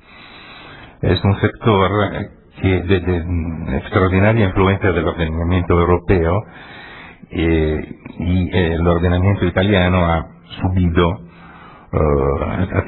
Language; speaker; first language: Spanish; non-native, fluent; Italian